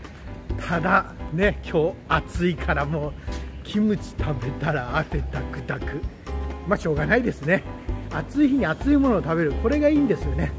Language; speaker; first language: Japanese; native; Japanese